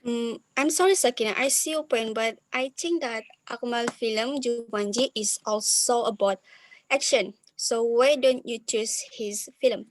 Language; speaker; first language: English; non-native, learner; Malay